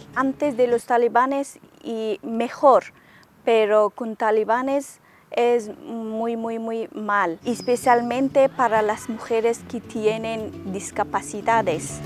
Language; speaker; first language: Spanish; non-native, learner; Persian